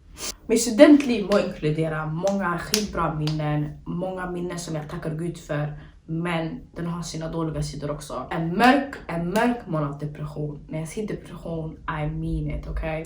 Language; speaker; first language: Swedish; early bilingual, other home language; Somali